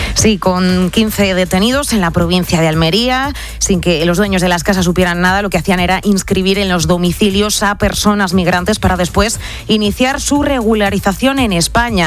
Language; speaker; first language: Spanish; native; Spanish